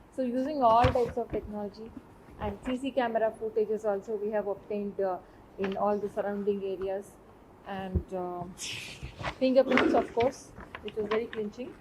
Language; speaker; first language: English; non-native, local second language; Telugu